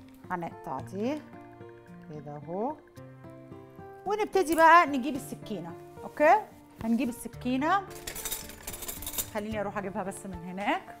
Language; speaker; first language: Arabic; native; Arabic